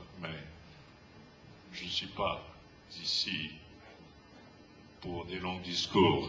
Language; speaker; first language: French; non-native, fluent; English